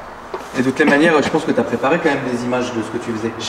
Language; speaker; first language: French; native; French